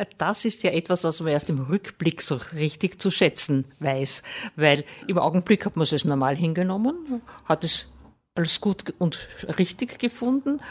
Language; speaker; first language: German; native; German